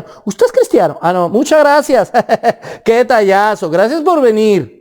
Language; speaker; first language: Spanish; native; Spanish